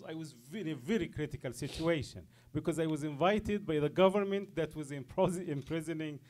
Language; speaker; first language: English; non-native, fluent; Arabic